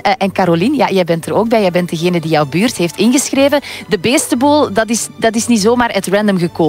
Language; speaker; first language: Dutch; native; Dutch